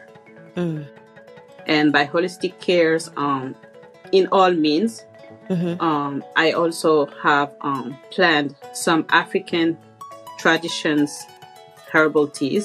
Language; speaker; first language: English; non-native, fluent; French